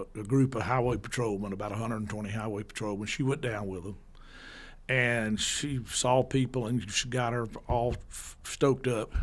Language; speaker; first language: English; native; English